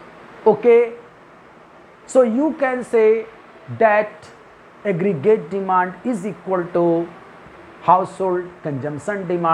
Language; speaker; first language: English; non-native, local second language; Hindi